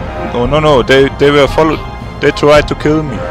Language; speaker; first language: English; non-native, fluent; German